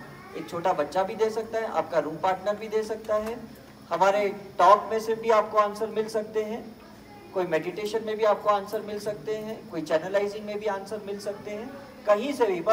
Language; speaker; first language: Hindi; native; Hindi